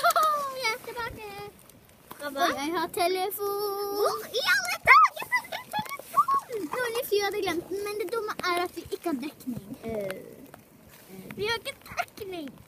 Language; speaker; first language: Norwegian; native; Norwegian